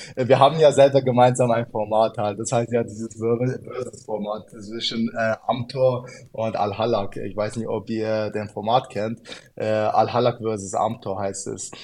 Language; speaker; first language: German; early bilingual, other home language; Arabic